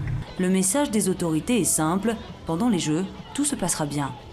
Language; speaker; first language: French; native; French